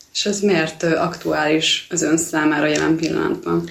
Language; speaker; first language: Hungarian; native; Hungarian